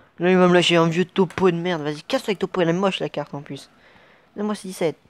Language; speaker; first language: French; native; French